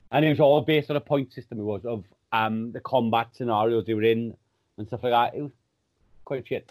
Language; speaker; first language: English; native; English